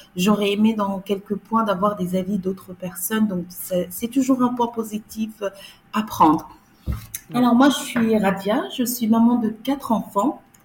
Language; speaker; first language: French; non-native, local second language; Arabic